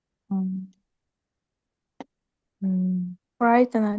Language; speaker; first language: English; non-native, learner; Russian